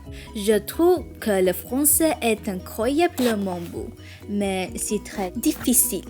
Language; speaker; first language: French; non-native, learner; Vietnamese